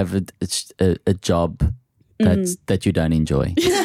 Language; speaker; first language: English; non-native, local second language; Afrikaans